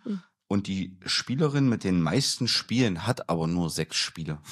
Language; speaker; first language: German; native; German